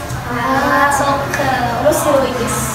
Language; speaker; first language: Japanese; non-native, learner; Indonesian